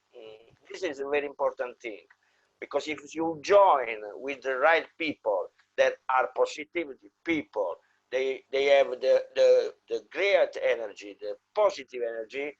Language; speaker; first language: English; non-native, fluent; Italian